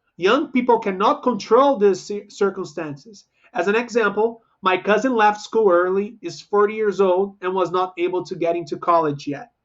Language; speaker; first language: English; non-native, fluent; Portuguese